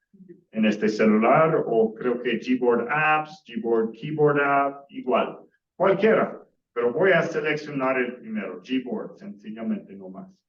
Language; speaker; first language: Spanish; non-native, fluent; English